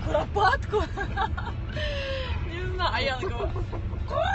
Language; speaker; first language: Russian; native; Russian